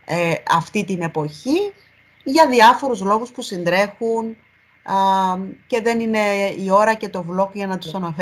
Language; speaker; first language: Greek; native; Greek